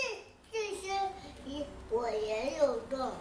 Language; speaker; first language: Chinese; early bilingual, heritage; Chinese